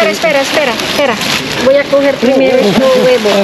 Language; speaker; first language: Spanish; non-native, learner; Filipino